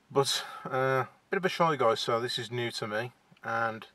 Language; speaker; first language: English; native; English